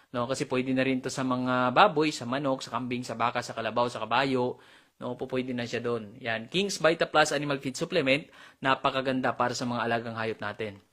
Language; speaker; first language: Filipino; non-native, local second language; Cebuano